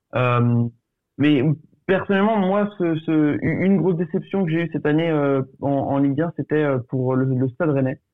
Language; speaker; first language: French; early bilingual, other home language; Portuguese